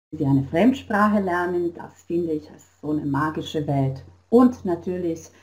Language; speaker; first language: German; non-native, fluent; Slovenian